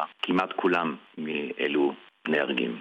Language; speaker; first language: Hebrew; early bilingual, heritage; Hebrew